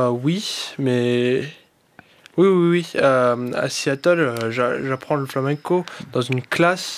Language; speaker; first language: French; early bilingual, heritage; French